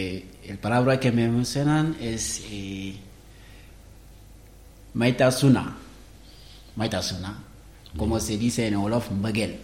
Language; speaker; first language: Spanish; non-native, learner; Wolof